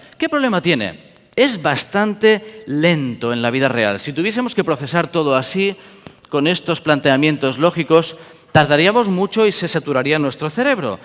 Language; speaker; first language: Spanish; native; Spanish